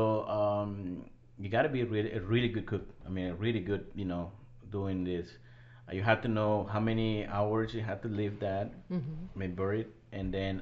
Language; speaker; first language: English; non-native, fluent; Spanish